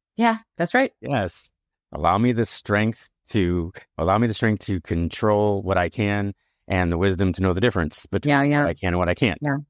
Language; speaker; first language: English; native; English